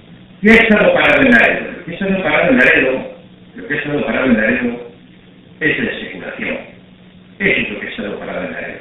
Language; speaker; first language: Spanish; native; Spanish